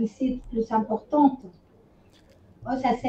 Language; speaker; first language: French; non-native, fluent; Spanish